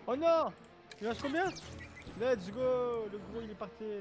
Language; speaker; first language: French; native; French